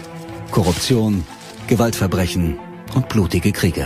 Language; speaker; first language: German; native; German